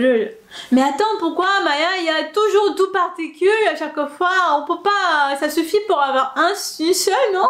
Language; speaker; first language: French; non-native, fluent; Korean